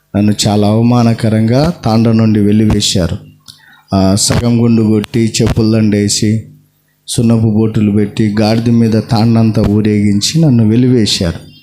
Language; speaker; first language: Telugu; non-native, local second language; Lambadi